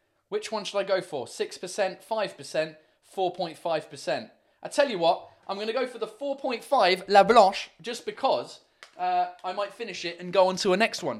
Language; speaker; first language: English; native; English